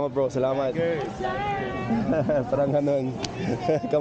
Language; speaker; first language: Filipino; non-native, learner; English